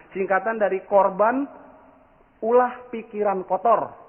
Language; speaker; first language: Indonesian; native; Indonesian